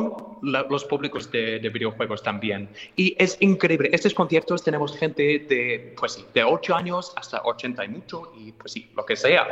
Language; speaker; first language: Spanish; non-native, fluent; English